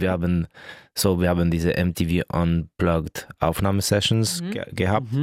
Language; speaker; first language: German; non-native, local second language; French